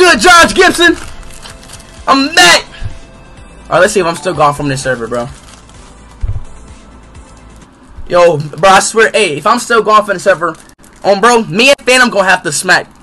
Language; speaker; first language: English; native; English